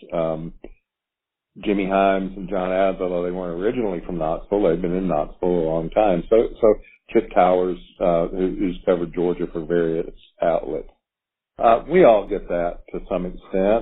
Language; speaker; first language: English; native; English